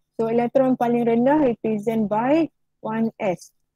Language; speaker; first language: English; non-native, local second language; Malay